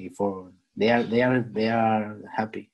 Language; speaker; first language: English; non-native, learner; Spanish